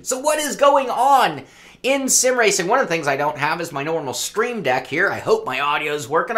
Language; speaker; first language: English; native; English